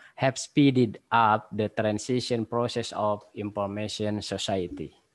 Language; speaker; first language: English; non-native, learner; Indonesian